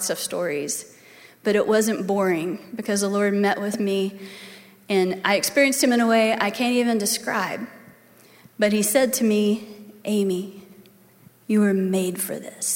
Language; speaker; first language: English; native; English